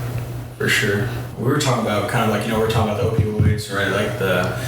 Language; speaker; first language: English; native; English